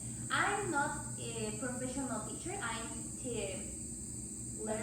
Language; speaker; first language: English; non-native, learner; Spanish